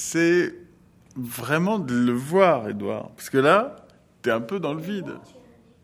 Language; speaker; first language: French; native; French